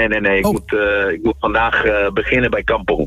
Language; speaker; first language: Dutch; non-native, fluent; Spanish